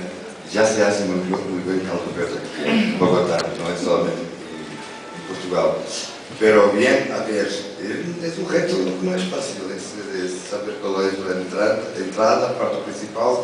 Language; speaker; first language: Spanish; non-native, fluent; Portuguese